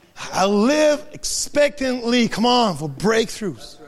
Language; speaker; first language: English; non-native, fluent; French